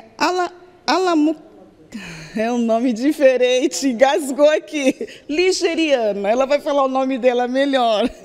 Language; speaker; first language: Portuguese; native; Portuguese